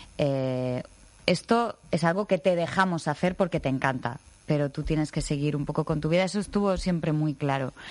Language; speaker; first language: Spanish; native; Spanish